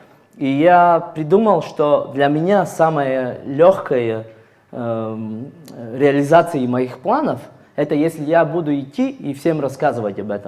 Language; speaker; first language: Russian; non-native, fluent; Latvian